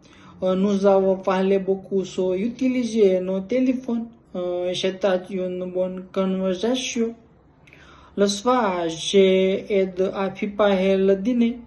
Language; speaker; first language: French; non-native, learner; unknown